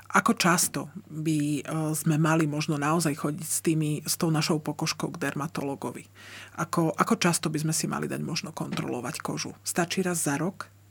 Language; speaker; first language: Slovak; native; Slovak